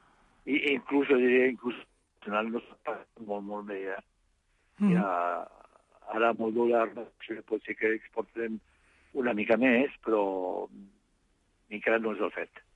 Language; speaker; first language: Catalan; non-native, fluent; French